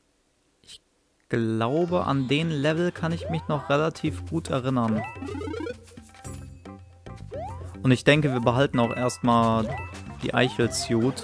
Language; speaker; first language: German; native; German